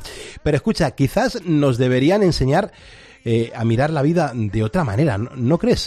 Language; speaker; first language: Spanish; native; Spanish